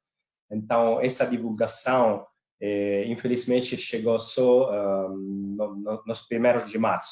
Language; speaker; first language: Portuguese; non-native, fluent; Italian